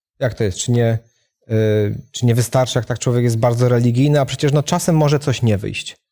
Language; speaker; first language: Polish; native; Polish